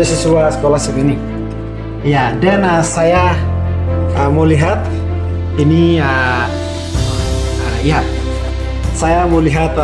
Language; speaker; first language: Indonesian; non-native, learner; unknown